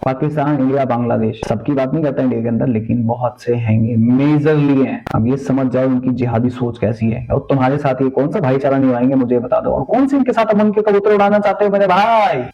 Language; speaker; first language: Hindi; native; Hindi